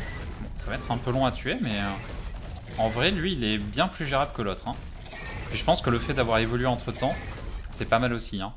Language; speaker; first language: French; native; French